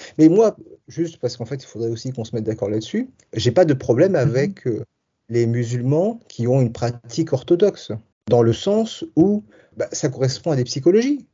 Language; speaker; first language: French; early bilingual, other home language; Tachelhit